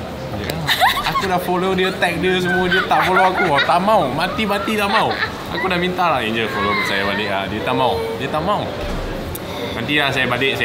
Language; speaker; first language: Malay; non-native, local second language; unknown